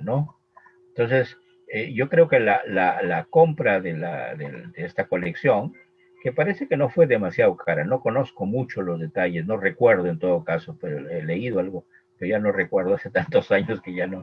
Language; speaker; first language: Spanish; native; Spanish